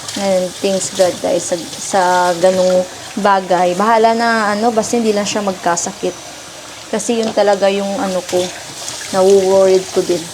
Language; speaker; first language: Filipino; non-native, local second language; Hiligaynon